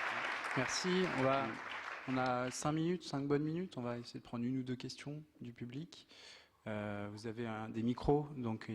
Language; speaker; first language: French; native; French